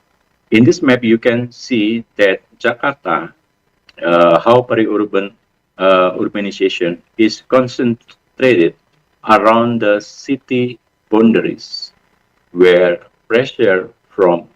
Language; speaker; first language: English; non-native, fluent; Indonesian